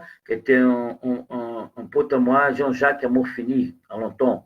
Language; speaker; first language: French; non-native, fluent; Portuguese